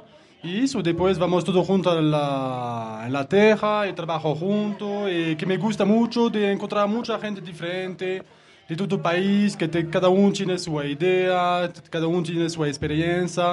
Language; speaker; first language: Spanish; non-native, learner; French